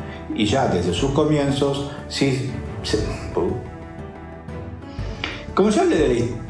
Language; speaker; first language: Spanish; native; Spanish